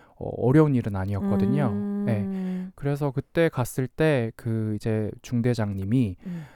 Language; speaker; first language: Korean; native; Korean